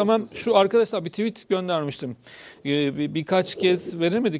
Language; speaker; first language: Turkish; native; Turkish